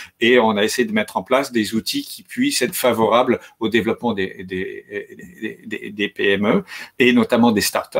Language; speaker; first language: French; native; French